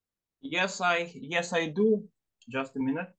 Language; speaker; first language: English; non-native, learner; Ukrainian